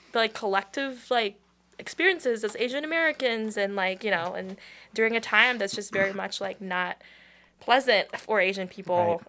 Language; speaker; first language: English; non-native, local second language; Filipino